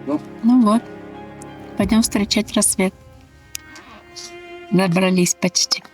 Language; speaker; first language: Russian; native; Russian